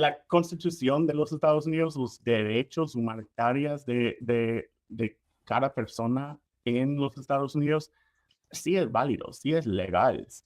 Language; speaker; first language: Spanish; non-native, fluent; English